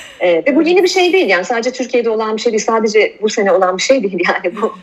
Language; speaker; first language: Turkish; native; Turkish